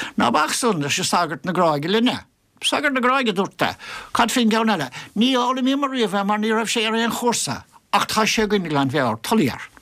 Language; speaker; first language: Irish; native; Irish